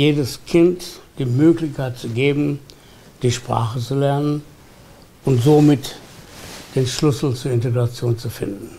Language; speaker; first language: German; non-native, fluent; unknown